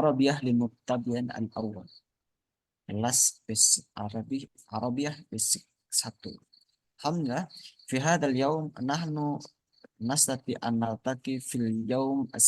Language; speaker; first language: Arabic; non-native, fluent; Indonesian